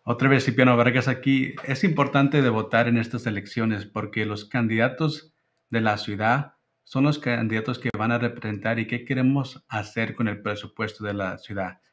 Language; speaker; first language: Spanish; early bilingual, heritage; Spanish